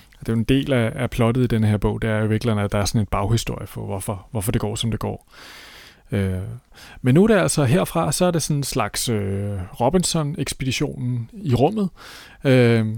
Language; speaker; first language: Danish; native; Danish